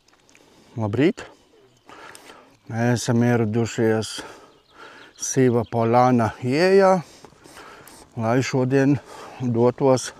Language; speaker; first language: Latvian; native; Latvian